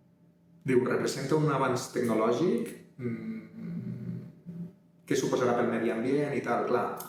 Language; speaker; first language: Catalan; native; Catalan